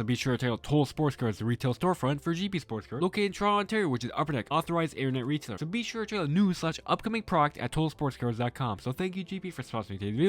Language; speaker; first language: English; native; English